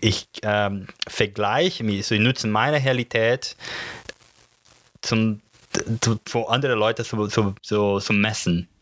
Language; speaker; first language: German; non-native, learner; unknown